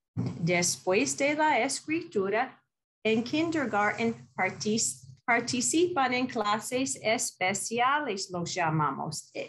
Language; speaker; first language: Spanish; non-native, fluent; English